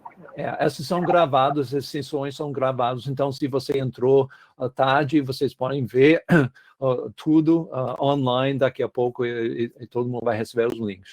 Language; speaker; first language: Portuguese; non-native, fluent; English